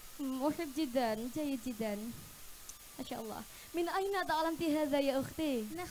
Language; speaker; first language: Arabic; non-native, learner; Indonesian